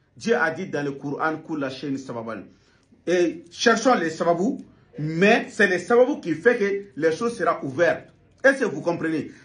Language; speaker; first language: French; non-native, local second language; Bambara